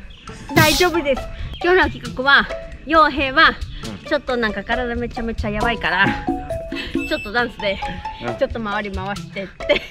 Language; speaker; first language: Japanese; non-native, learner; Spanish